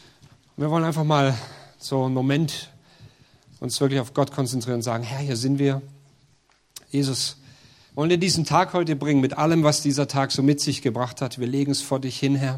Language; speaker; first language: German; native; German